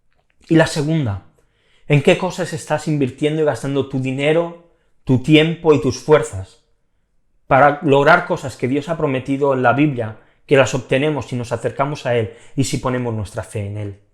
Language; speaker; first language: Spanish; native; Spanish